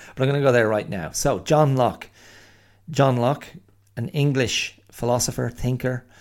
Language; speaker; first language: English; native; English